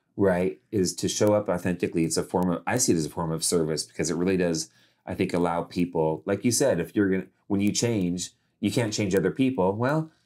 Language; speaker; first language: English; native; English